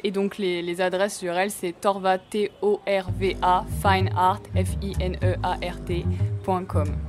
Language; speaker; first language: French; native; French